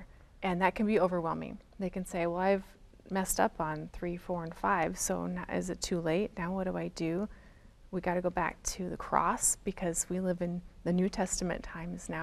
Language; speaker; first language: English; native; English